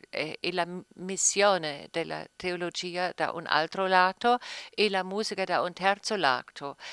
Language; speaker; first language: Italian; non-native, fluent; German